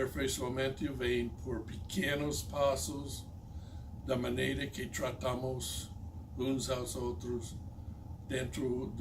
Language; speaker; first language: Portuguese; non-native, fluent; English